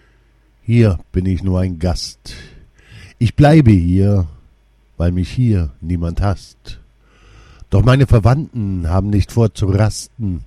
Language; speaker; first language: German; non-native, fluent; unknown